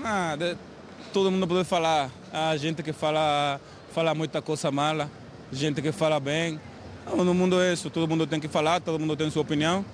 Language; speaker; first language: Portuguese; non-native, learner; Spanish